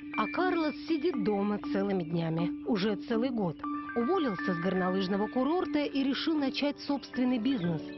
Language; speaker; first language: Russian; native; Russian